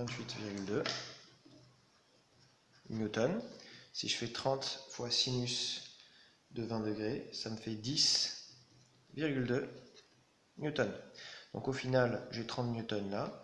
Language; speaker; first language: French; native; French